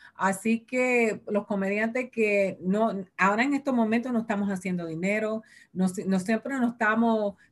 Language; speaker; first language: Spanish; early bilingual, heritage; Spanish